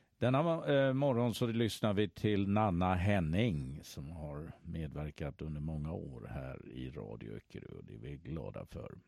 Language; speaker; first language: Swedish; native; Swedish